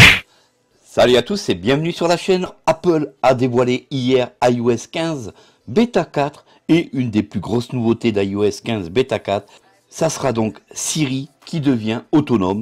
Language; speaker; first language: French; native; French